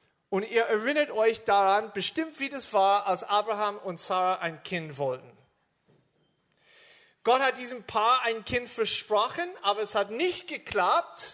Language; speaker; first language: German; non-native, fluent; English